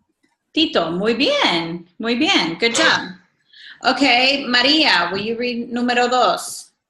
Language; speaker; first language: Spanish; non-native, fluent; English